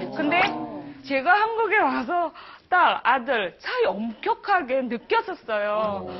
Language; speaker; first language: Korean; non-native, fluent; Indonesian